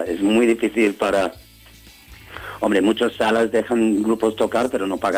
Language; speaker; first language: Spanish; non-native, fluent; English